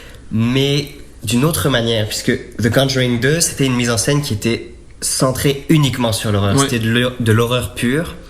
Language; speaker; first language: French; native; French